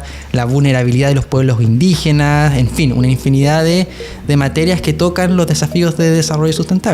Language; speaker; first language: Spanish; native; Spanish